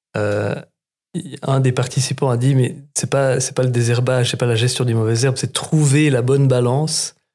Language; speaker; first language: French; native; French